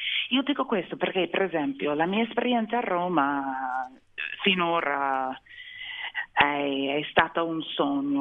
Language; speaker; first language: Italian; non-native, fluent; English